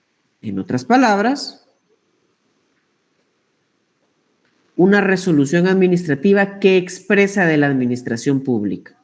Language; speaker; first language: Spanish; native; Spanish